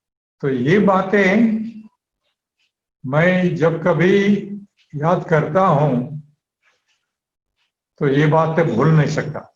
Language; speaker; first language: Hindi; native; Hindi